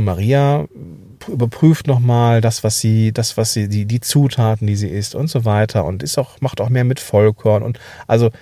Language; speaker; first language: German; native; German